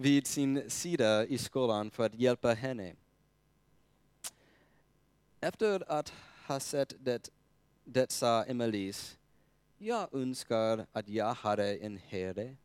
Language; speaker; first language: Swedish; non-native, fluent; English